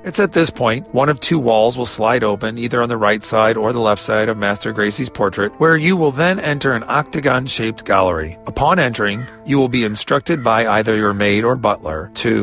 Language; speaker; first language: English; native; English